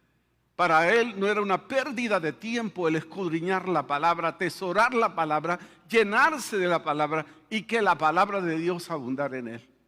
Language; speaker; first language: Spanish; native; Spanish